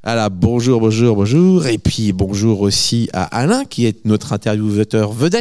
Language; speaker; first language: French; native; French